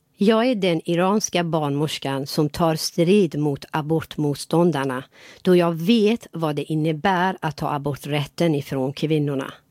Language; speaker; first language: Swedish; non-native, fluent; Persian